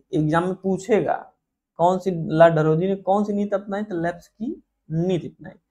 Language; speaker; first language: Hindi; native; Hindi